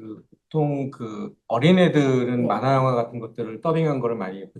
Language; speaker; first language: Korean; native; Korean